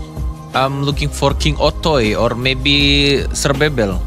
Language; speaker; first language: English; non-native, learner; Indonesian